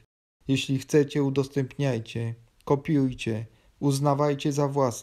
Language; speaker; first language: Polish; native; Polish